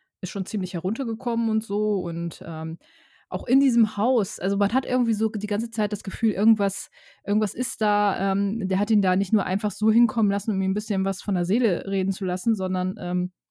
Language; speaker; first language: German; native; German